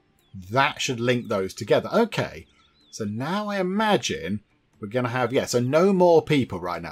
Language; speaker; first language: English; native; English